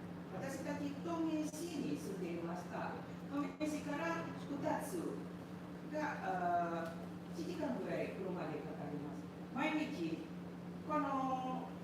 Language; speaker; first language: Japanese; non-native, learner; Indonesian